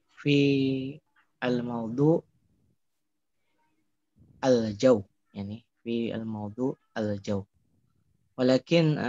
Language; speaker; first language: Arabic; non-native, fluent; Indonesian